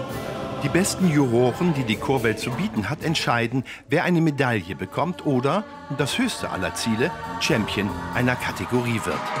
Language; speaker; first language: German; native; German